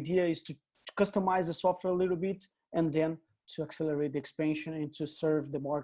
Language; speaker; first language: English; non-native, fluent; Portuguese